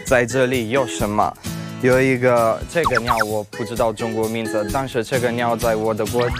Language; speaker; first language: Chinese; non-native, learner; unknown